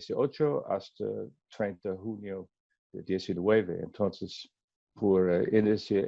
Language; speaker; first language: Spanish; non-native, learner; English